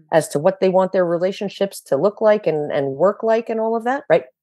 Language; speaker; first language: English; native; English